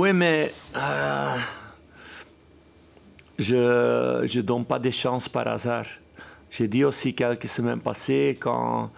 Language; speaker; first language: French; non-native, fluent; Dutch